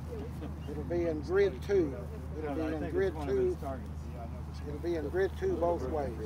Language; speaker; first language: English; native; English